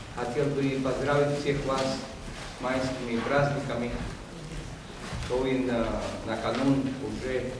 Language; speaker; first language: Russian; non-native, fluent; Spanish